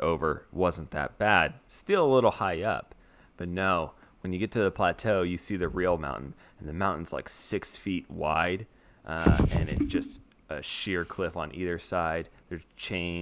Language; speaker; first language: English; native; English